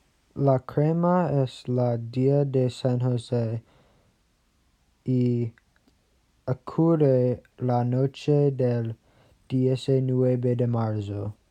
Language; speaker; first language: Spanish; non-native, learner; English